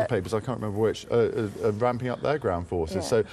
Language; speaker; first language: English; native; English